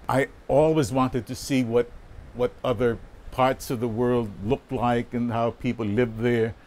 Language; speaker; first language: English; non-native, local second language; Filipino